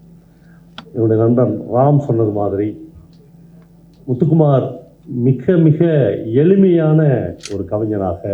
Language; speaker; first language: Tamil; native; Tamil